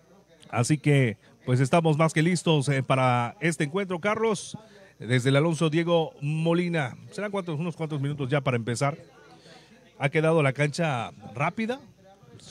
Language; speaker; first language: Spanish; native; Spanish